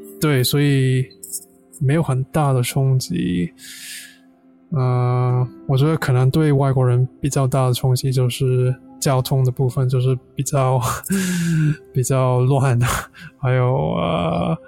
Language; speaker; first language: Chinese; non-native, fluent; English